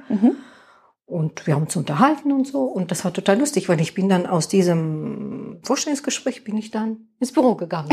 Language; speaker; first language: German; non-native, fluent; Russian